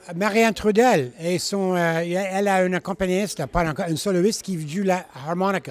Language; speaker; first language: French; non-native, learner; English